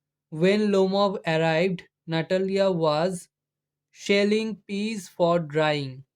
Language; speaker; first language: English; non-native, local second language; Bangla